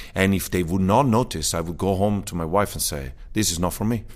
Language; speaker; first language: English; early bilingual, other home language; Italian